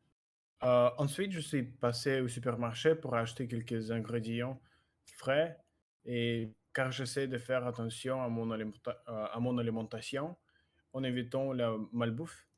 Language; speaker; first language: French; non-native, learner; Russian